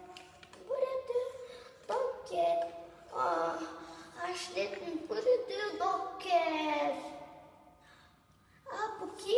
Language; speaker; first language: Norwegian; non-native, learner; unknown